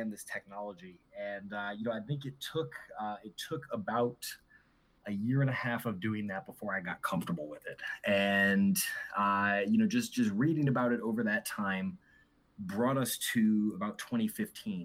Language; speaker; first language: English; native; English